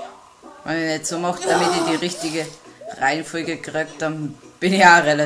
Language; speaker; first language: German; native; German